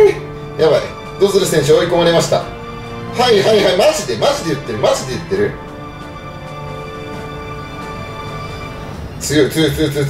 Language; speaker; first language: Japanese; native; Japanese